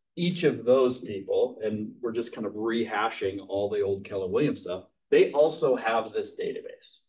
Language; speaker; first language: English; native; English